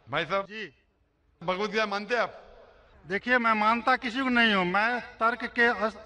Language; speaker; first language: Hindi; native; Hindi